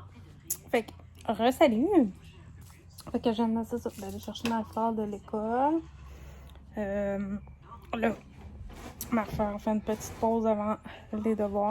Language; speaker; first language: French; native; French